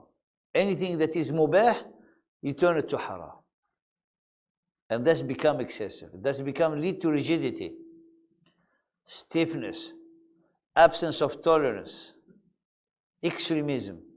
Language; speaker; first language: English; non-native, fluent; Arabic